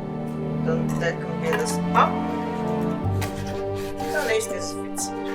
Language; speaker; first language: German; non-native, learner; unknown